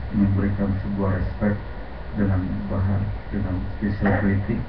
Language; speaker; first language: Indonesian; native; Indonesian